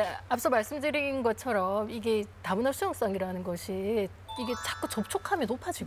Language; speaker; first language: Korean; native; Korean